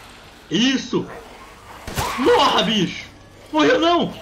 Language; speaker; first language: Portuguese; native; Portuguese